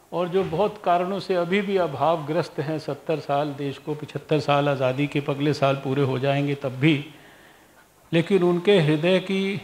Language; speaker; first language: Hindi; native; Hindi